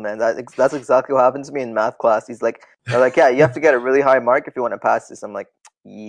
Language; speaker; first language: English; non-native, fluent; Tamil